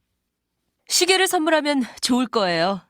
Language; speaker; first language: Korean; non-native, learner; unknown